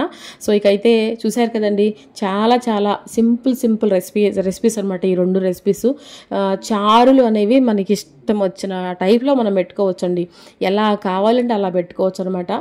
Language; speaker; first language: Telugu; native; Telugu